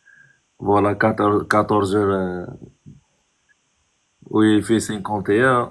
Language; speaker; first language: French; non-native, local second language; Arabic